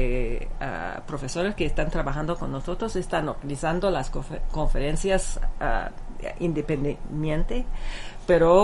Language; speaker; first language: Spanish; non-native, fluent; English